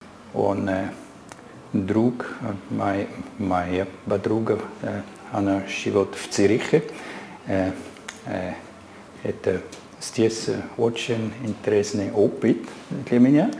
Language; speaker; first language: Russian; non-native, learner; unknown